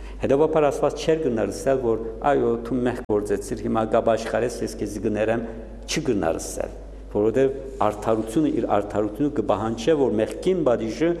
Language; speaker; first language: Armenian; native; Armenian